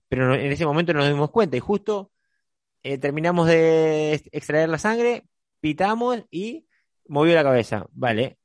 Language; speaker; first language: Spanish; native; Spanish